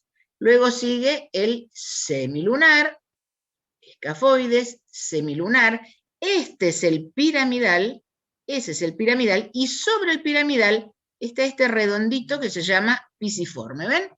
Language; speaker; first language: Spanish; native; Spanish